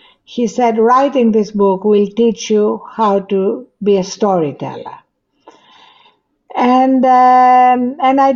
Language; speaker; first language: English; non-native, fluent; Greek